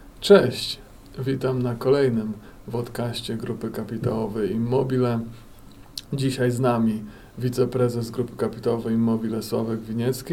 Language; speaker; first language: Polish; native; Polish